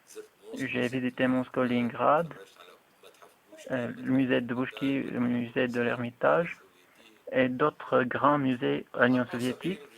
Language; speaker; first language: French; non-native, fluent; Arabic